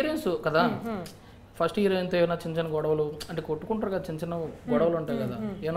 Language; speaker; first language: Telugu; native; Telugu